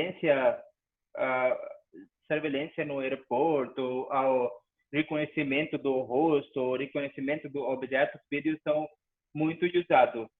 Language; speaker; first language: Portuguese; non-native, fluent; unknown